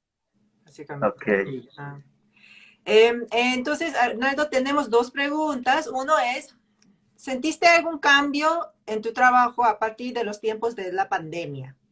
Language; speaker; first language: Spanish; early bilingual, heritage; English